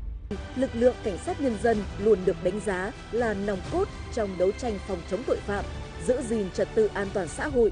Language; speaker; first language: Vietnamese; native; Vietnamese